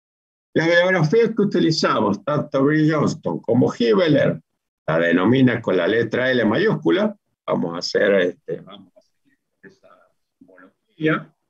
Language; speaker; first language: Spanish; native; Spanish